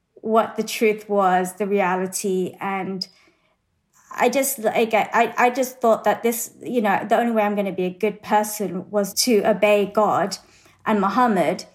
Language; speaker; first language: English; native; English